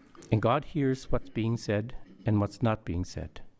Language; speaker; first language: English; native; English